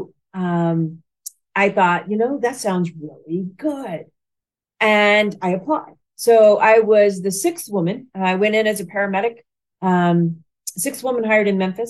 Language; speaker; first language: English; native; English